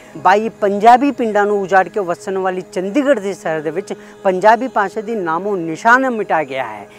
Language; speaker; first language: Punjabi; non-native, fluent; Kannada